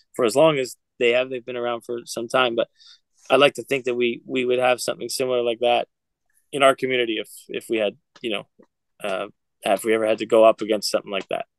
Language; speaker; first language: English; native; English